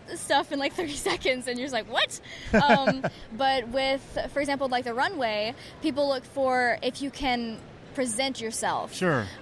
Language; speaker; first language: English; native; English